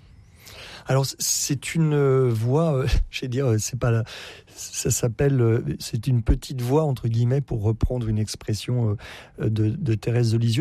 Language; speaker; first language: French; native; French